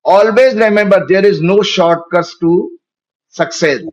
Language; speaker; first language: English; non-native, local second language; Hindi